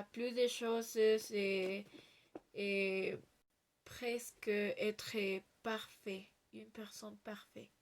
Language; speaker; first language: French; non-native, learner; Spanish